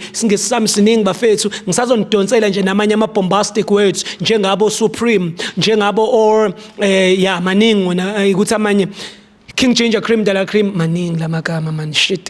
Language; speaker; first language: Zulu; native; Zulu